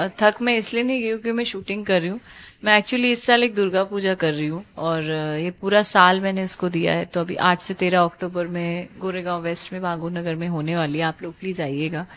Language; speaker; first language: Hindi; non-native, local second language; Bangla